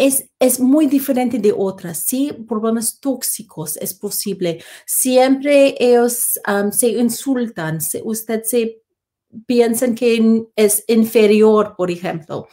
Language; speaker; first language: Spanish; non-native, learner; English